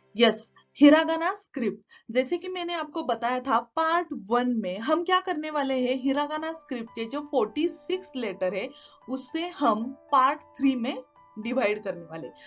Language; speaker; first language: Hindi; non-native, local second language; Marathi